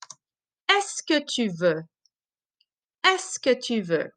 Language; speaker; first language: French; non-native, fluent; English